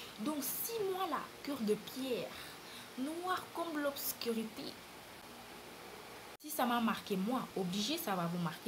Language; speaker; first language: French; non-native, local second language; Wolof